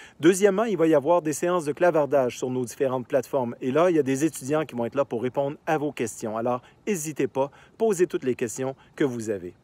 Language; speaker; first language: French; native; French